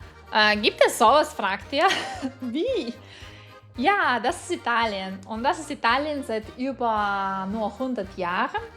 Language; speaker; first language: German; non-native, fluent; Russian